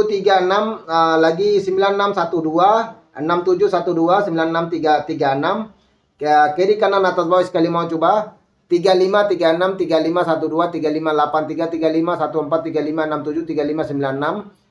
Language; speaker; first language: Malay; non-native, learner; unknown